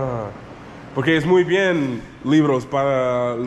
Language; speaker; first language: Spanish; non-native, learner; English